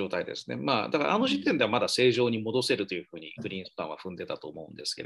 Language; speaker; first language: Japanese; native; Japanese